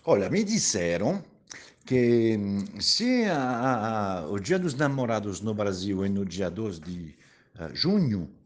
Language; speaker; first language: Portuguese; non-native, fluent; French